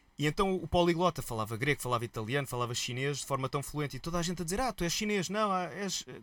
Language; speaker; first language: Portuguese; native; Portuguese